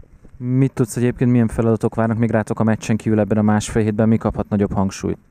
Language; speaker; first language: Hungarian; native; Hungarian